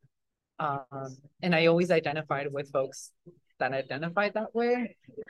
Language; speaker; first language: English; early bilingual, other home language; Spanish